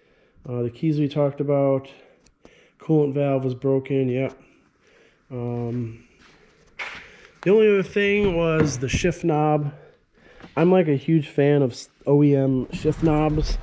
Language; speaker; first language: English; native; English